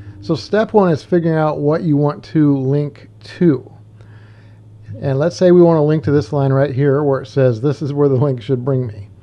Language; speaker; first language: English; native; English